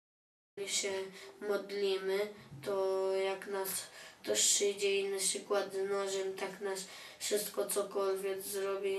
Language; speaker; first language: Polish; early bilingual, other home language; Chechen